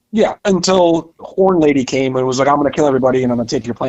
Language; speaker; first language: English; native; English